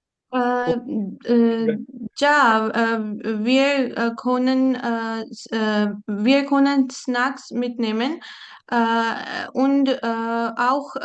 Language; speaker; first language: German; non-native, learner; Urdu